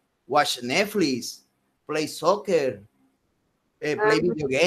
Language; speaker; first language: English; non-native, fluent; Spanish